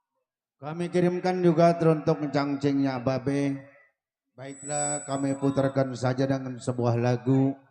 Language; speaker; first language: Malay; native; Malay